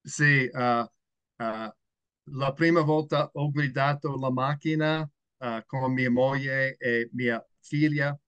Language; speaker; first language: Italian; non-native, learner; English